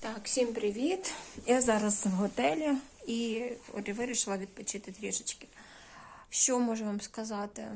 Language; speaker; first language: Ukrainian; non-native, local second language; Russian